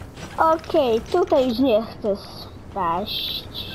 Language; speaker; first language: Polish; early bilingual, heritage; Polish